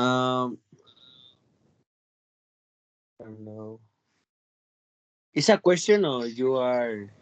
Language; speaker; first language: English; non-native, learner; Spanish